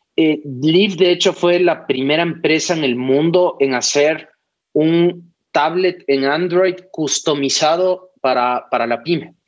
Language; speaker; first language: Spanish; native; Spanish